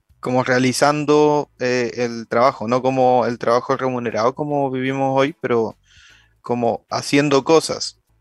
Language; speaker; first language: Spanish; native; Spanish